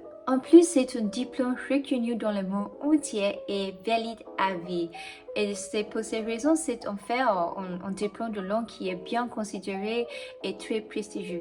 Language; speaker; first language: French; non-native, fluent; English